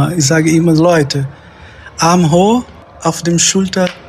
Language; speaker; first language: German; non-native, fluent; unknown